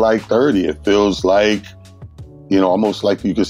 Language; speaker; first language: English; native; English